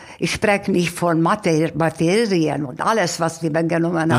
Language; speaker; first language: German; non-native, fluent; Hungarian